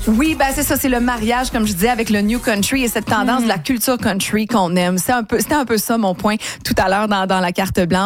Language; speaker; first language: French; native; French